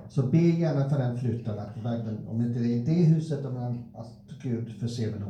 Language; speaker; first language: Swedish; non-native, fluent; English